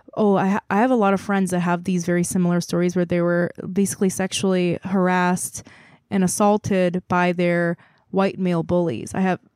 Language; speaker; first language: English; non-native, fluent; Korean